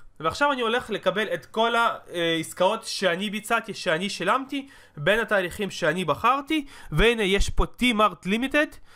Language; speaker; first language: Hebrew; native; Hebrew